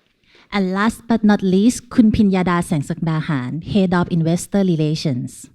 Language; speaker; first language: English; non-native, fluent; Thai